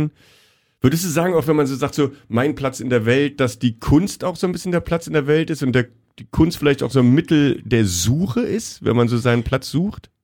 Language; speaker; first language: German; native; German